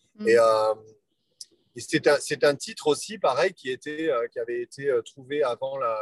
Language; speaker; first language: French; native; French